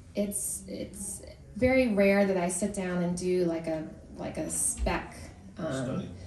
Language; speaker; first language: English; native; English